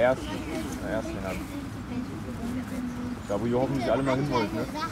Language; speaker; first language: German; native; German